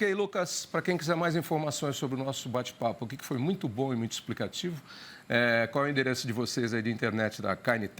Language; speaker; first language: Portuguese; native; Portuguese